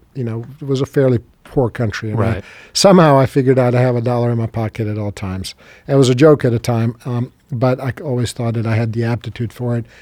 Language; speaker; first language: English; non-native, fluent; Serbian